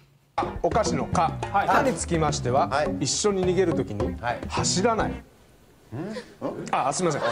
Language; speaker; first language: Japanese; native; Japanese